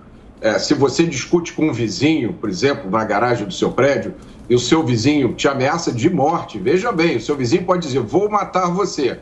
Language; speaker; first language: Portuguese; native; Portuguese